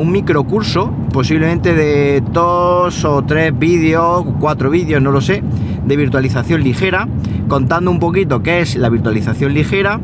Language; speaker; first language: Spanish; native; Spanish